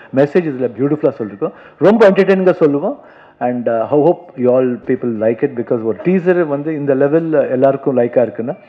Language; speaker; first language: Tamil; non-native, local second language; Kannada